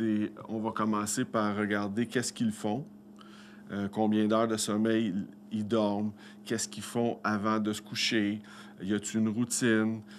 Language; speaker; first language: French; native; French